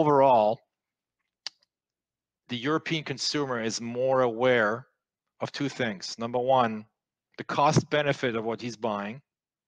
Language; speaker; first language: English; non-native, fluent; French